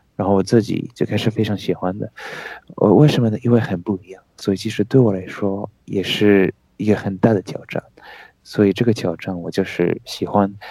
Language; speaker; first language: Chinese; non-native, fluent; French